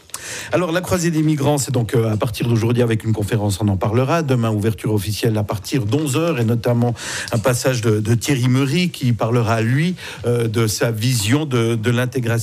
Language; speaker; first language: French; native; French